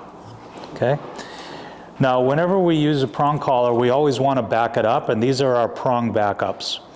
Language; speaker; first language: English; native; English